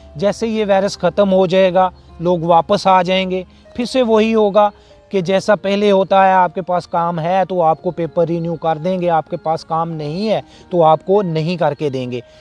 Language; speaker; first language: Urdu; non-native, local second language; Punjabi